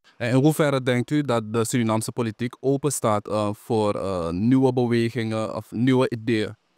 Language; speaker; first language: Dutch; native; Dutch